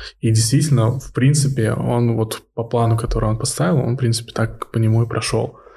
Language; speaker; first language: Russian; early bilingual, heritage; Russian